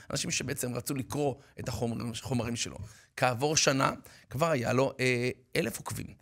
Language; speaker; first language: Hebrew; native; Hebrew